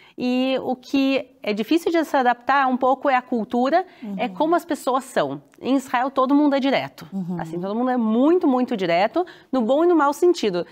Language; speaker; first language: Portuguese; native; Portuguese